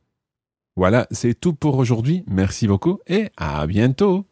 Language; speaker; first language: French; non-native, fluent; English